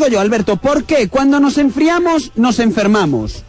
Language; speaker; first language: Spanish; native; Spanish